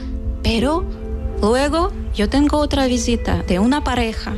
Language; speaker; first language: Spanish; non-native, fluent; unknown